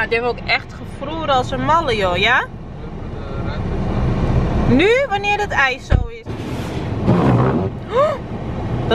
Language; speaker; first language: Dutch; native; Dutch